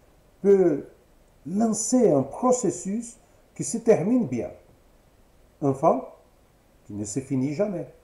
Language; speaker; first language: French; non-native, fluent; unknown